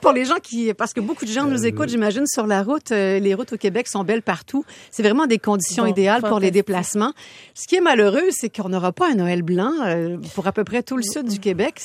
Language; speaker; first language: French; native; French